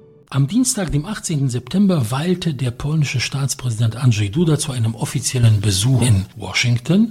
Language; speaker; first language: German; non-native, fluent; Polish